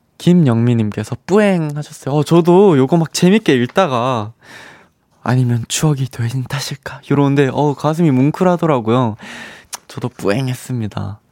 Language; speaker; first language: Korean; native; Korean